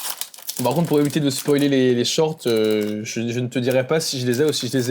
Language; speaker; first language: French; native; French